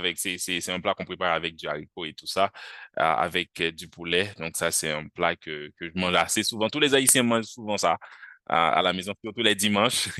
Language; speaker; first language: French; non-native, local second language; Haitian Creole